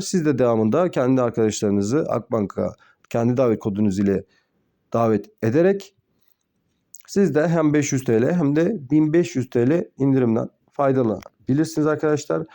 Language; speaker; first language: Turkish; native; Turkish